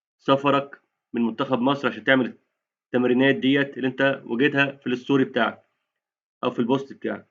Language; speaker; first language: Arabic; native; Arabic